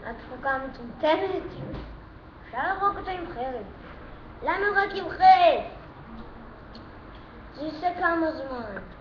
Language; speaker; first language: Hebrew; early bilingual, other home language; Russian